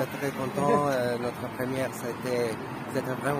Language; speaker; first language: French; non-native, fluent; Spanish